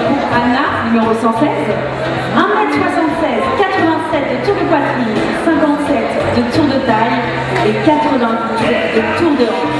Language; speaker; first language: French; native; French